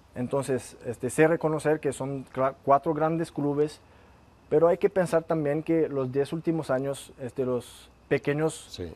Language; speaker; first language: Spanish; non-native, fluent; French